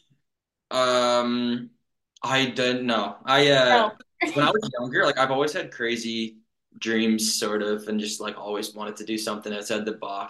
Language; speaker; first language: English; native; English